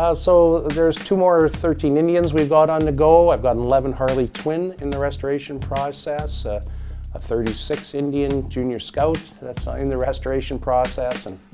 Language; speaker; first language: English; native; English